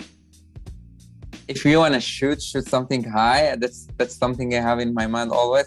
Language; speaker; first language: English; non-native, fluent; Arabic